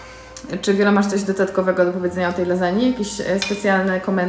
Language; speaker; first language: Polish; native; Polish